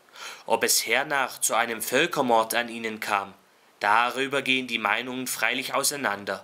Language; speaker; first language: German; native; German